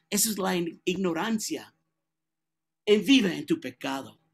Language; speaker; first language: Spanish; non-native, learner; English